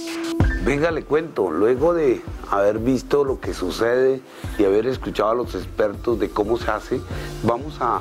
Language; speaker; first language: Spanish; native; Spanish